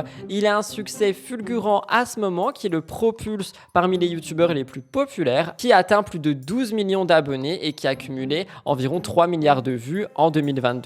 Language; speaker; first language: French; native; French